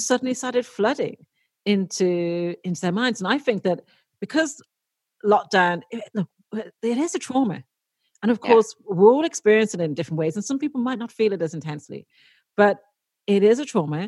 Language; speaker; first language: English; native; English